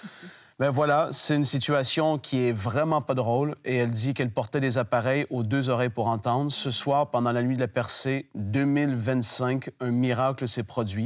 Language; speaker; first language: French; native; French